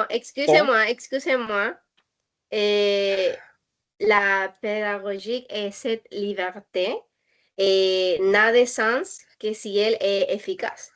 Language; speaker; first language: French; non-native, learner; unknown